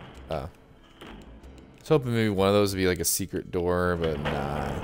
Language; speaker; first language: English; native; English